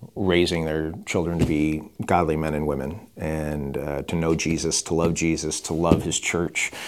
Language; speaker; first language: English; native; English